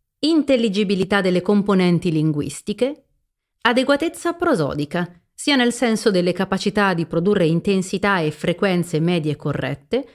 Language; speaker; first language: Italian; native; Italian